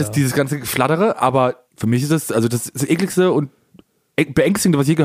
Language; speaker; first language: German; native; German